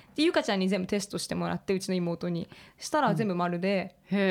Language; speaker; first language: Japanese; native; Japanese